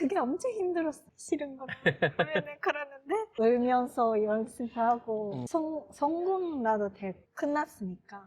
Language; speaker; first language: Korean; non-native, fluent; Japanese